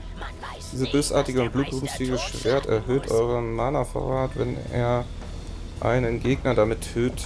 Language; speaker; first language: German; native; German